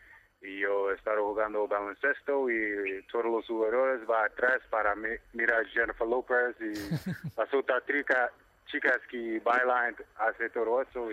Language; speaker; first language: Spanish; non-native, learner; English